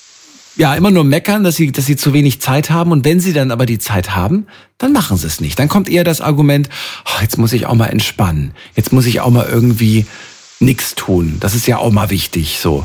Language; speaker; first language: German; native; German